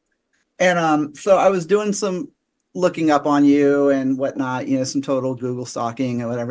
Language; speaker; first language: English; native; English